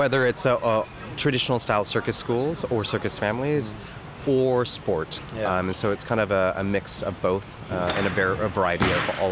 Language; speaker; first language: English; native; English